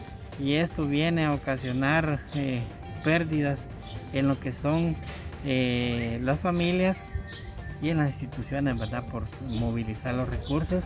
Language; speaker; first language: Spanish; native; Spanish